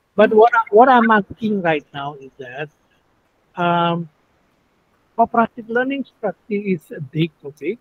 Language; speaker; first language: English; non-native, fluent; Indonesian